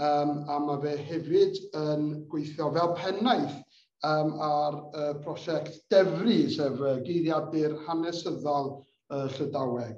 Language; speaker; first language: Welsh; native; Welsh